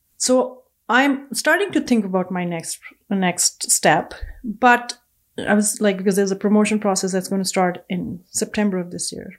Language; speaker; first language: English; non-native, local second language; Punjabi